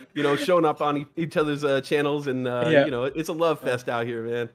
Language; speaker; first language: English; native; English